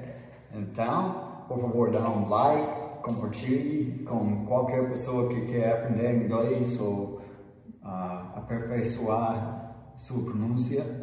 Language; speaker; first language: Portuguese; non-native, fluent; English